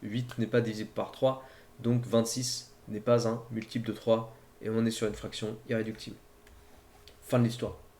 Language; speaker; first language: French; native; French